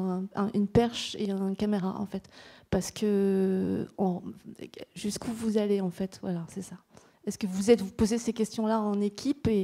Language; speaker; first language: French; native; French